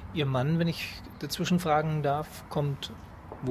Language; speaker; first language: German; native; German